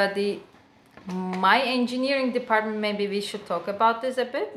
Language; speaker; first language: English; non-native, fluent; Turkish